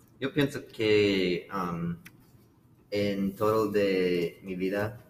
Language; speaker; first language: Spanish; non-native, learner; English